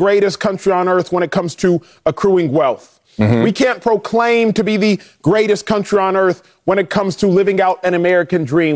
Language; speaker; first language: English; native; English